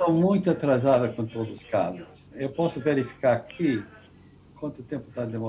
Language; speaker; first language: Portuguese; non-native, fluent; English